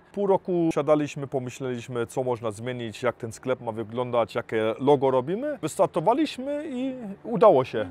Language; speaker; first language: Polish; early bilingual, heritage; Polish